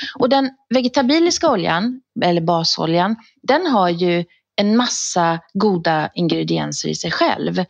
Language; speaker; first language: Swedish; native; Swedish